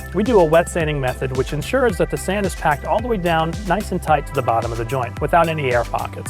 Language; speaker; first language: English; native; English